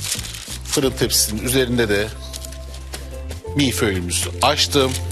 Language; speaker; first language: Turkish; native; Turkish